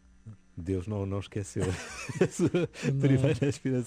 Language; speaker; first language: Portuguese; native; Portuguese